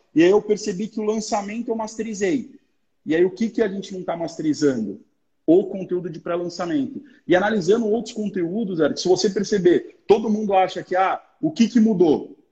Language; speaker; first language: Portuguese; native; Portuguese